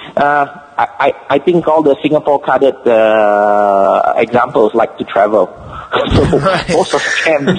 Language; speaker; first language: English; native; English